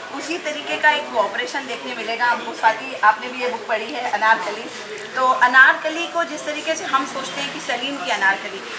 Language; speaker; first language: Hindi; non-native, local second language; Gujarati